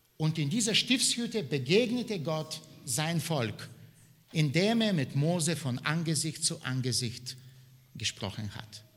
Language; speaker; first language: German; non-native, fluent; Bulgarian